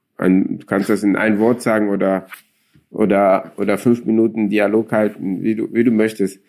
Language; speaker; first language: German; early bilingual, other home language; Akan